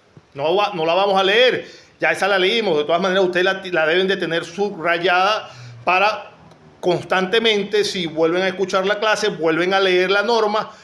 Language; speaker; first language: Spanish; native; Spanish